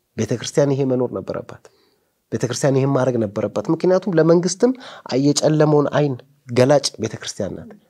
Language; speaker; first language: Amharic; native; Amharic